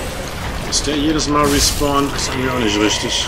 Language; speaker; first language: German; native; German